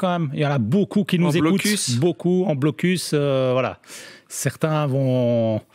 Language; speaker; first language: French; native; French